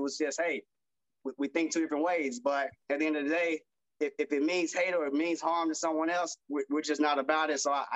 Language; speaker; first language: English; native; English